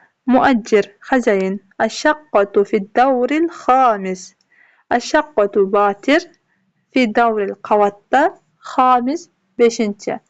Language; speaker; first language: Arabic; non-native, fluent; Kyrgyz